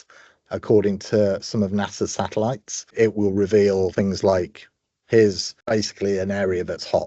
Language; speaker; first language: English; native; English